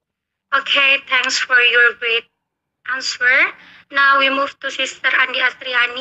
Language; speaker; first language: English; non-native, learner; Indonesian